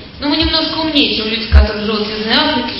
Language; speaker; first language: Russian; native; Russian